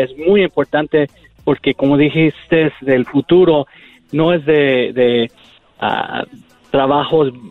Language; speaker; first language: Spanish; early bilingual, heritage; Spanish